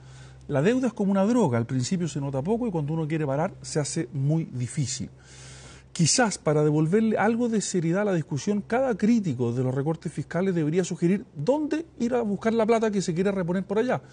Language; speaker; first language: Spanish; native; Spanish